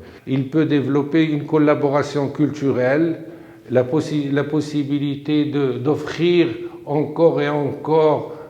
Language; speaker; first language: French; non-native, local second language; Arabic